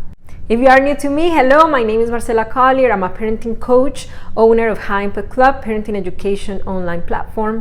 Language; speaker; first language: English; non-native, fluent; Spanish